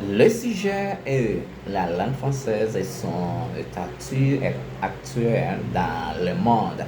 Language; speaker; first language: French; non-native, learner; Spanish